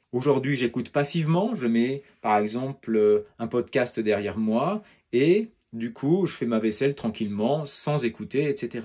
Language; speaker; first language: French; native; French